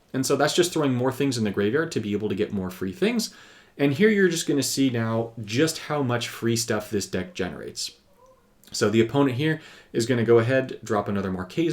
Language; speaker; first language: English; native; English